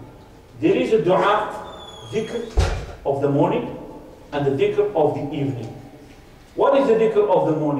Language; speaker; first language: English; non-native, fluent; Arabic